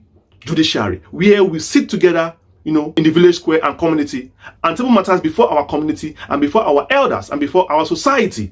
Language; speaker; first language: English; non-native, local second language; Igbo